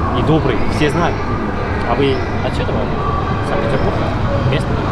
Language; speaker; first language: Russian; non-native, learner; Uzbek